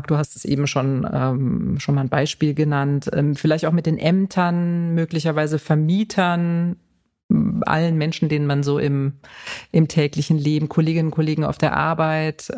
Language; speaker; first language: German; native; German